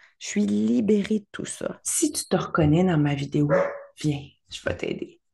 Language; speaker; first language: French; native; French